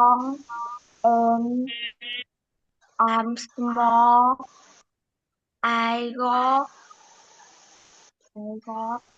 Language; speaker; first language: English; non-native, learner; Vietnamese